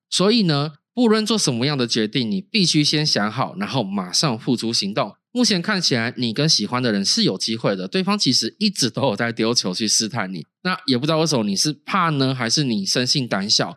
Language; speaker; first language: Chinese; native; Chinese